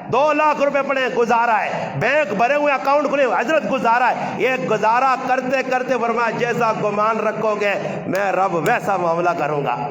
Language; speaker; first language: Urdu; non-native, local second language; Punjabi